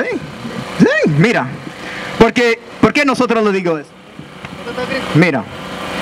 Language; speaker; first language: Spanish; non-native, learner; English